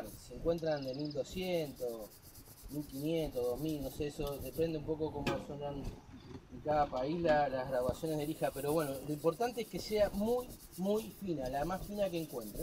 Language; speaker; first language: Spanish; native; Spanish